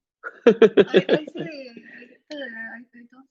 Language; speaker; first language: English; non-native, learner; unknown